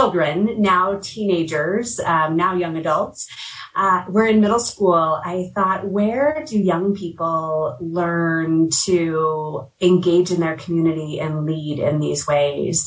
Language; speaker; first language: English; native; English